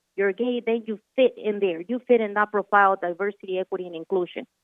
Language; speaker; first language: English; non-native, fluent; Spanish